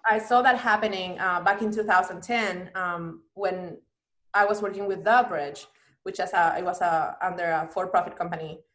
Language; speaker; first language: English; non-native, fluent; Spanish